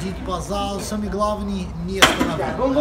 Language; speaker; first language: Russian; non-native, fluent; Portuguese